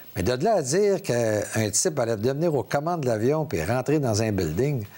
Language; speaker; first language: French; native; French